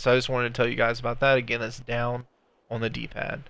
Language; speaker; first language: English; native; English